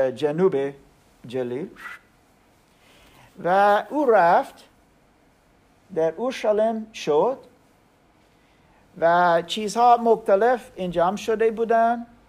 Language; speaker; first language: Persian; non-native, learner; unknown